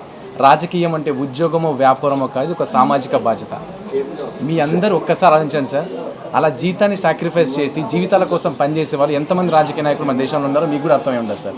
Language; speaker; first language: Telugu; native; Telugu